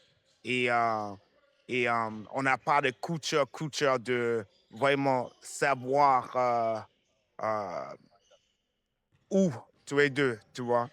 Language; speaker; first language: French; non-native, fluent; English